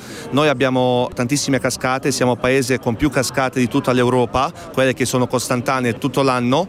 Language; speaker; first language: Italian; non-native, fluent; Bosnian